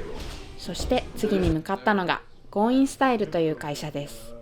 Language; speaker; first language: Japanese; native; Japanese